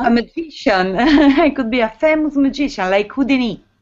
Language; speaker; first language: English; non-native, learner; Italian